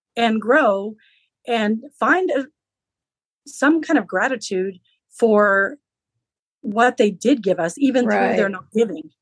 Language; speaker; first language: English; early bilingual, other home language; Low German